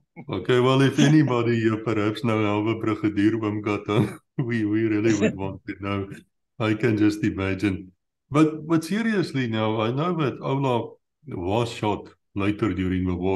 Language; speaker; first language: English; non-native, local second language; Afrikaans